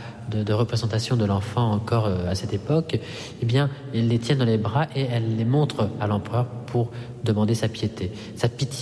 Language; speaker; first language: French; non-native, fluent; Italian